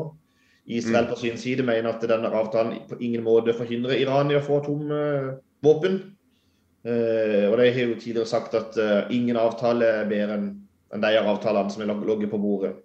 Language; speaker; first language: Norwegian; native; Norwegian